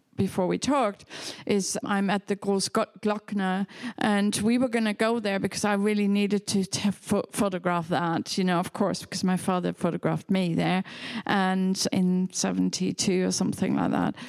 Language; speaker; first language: English; non-native, fluent; German